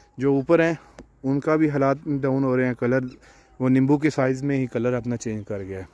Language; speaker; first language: Urdu; non-native, local second language; Punjabi